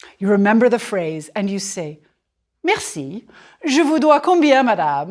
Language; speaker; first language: French; non-native, fluent; English